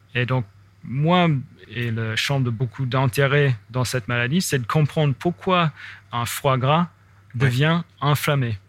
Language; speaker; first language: French; non-native, fluent; English